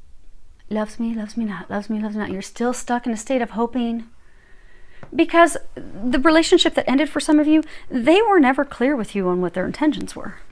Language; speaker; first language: English; native; English